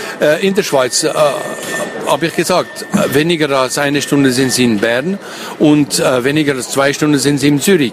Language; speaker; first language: German; non-native, local second language; French